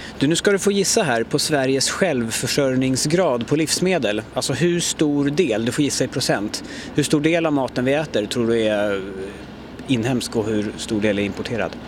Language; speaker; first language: Swedish; native; Swedish